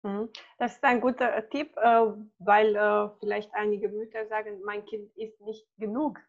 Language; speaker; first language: German; non-native, fluent; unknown